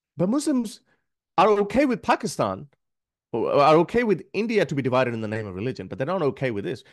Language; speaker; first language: English; non-native, local second language; Urdu